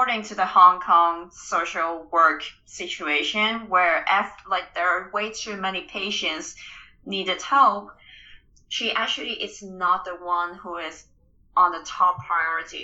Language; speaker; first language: English; non-native, local second language; Cantonese